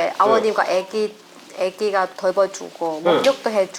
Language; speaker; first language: Korean; non-native, learner; Vietnamese